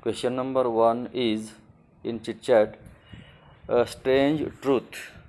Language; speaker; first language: English; non-native, local second language; Marathi